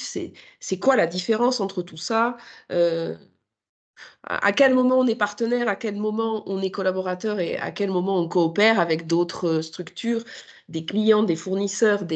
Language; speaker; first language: French; native; French